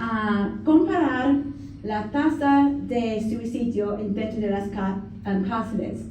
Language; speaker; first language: Spanish; non-native, learner; English